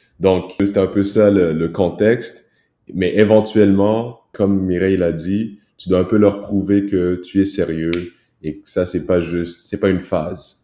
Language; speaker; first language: French; early bilingual, other home language; Kinyarwanda